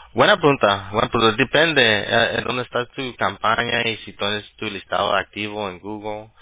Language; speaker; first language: Spanish; early bilingual, heritage; Spanish